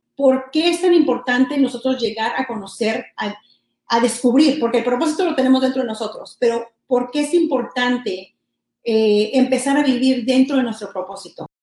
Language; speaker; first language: Spanish; early bilingual, heritage; Spanish